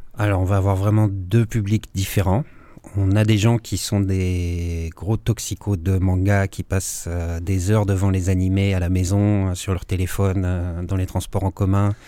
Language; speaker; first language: French; native; French